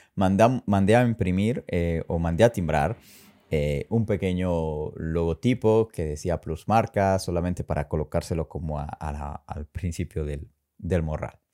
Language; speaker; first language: Spanish; native; Spanish